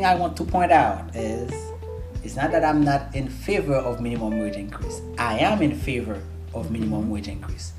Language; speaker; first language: English; non-native, fluent; Haitian Creole